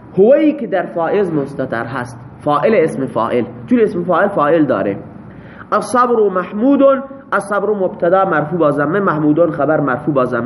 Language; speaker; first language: Persian; non-native, local second language; Baluchi